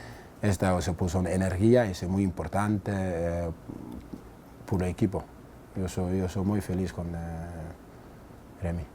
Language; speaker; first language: Spanish; non-native, learner; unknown